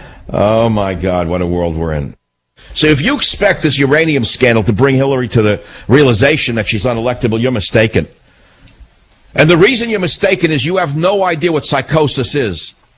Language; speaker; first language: English; native; English